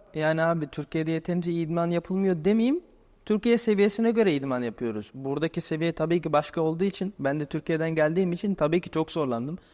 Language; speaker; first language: Turkish; native; Turkish